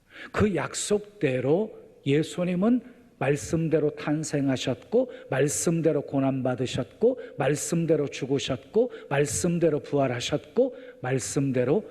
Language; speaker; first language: Korean; native; Korean